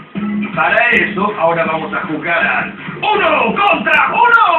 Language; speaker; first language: Spanish; native; Spanish